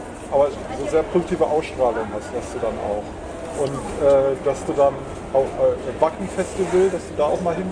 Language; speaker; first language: German; native; German